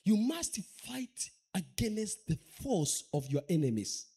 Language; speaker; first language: English; non-native, local second language; Swahili